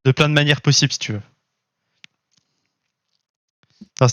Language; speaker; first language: French; native; French